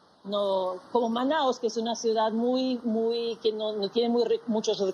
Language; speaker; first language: Spanish; non-native, fluent; Portuguese